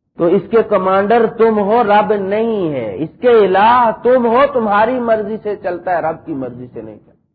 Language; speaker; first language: Urdu; non-native, local second language; Punjabi